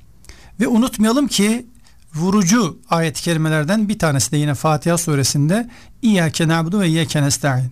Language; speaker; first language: Turkish; native; Turkish